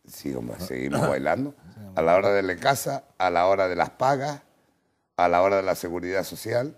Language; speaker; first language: Spanish; native; Spanish